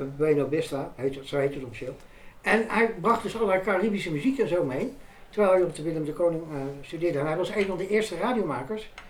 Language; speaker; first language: Dutch; native; Dutch